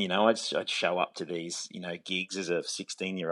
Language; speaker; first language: English; native; English